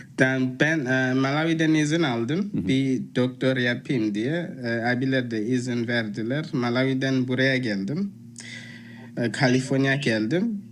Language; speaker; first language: Turkish; non-native, fluent; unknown